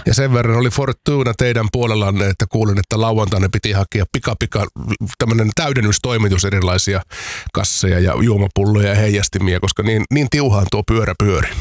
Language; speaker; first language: Finnish; native; Finnish